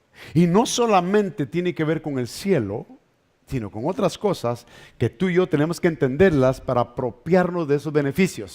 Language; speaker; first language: Spanish; native; Spanish